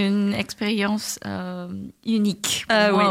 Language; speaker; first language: French; non-native, learner; Korean